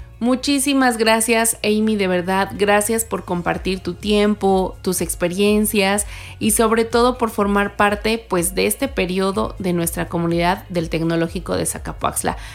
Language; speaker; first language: Spanish; native; Spanish